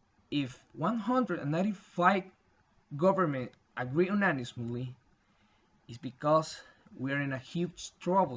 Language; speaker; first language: English; non-native, learner; Spanish